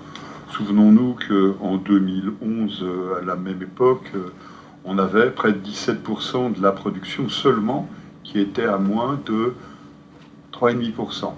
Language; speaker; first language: French; native; French